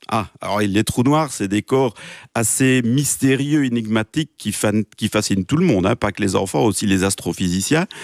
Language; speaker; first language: French; native; French